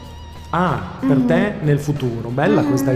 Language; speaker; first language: Italian; native; Italian